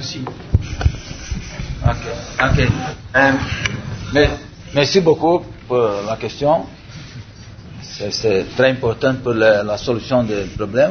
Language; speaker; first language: French; non-native, learner; Portuguese